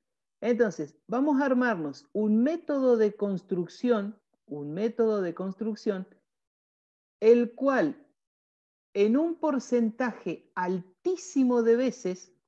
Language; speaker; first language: Spanish; native; Spanish